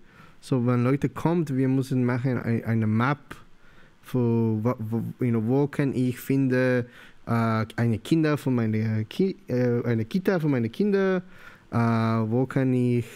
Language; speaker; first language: German; non-native, learner; Spanish